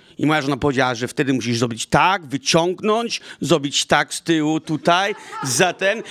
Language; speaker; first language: Polish; early bilingual, heritage; Polish